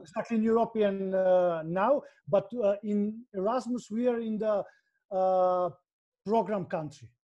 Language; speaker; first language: English; non-native, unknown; Macedonian